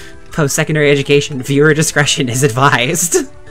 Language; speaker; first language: English; native; English